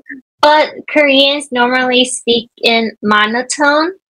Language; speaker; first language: English; native; English